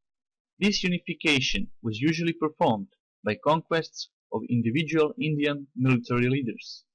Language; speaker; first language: English; non-native, fluent; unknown